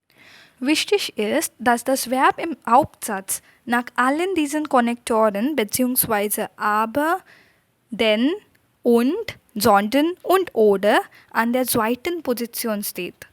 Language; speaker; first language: German; non-native, fluent; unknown